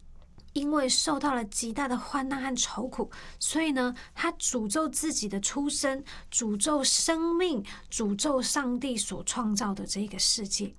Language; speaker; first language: Chinese; native; Chinese